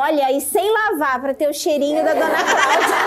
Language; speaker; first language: Portuguese; native; Portuguese